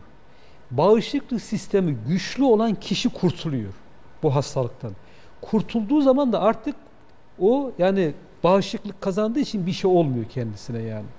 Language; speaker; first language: Turkish; native; Turkish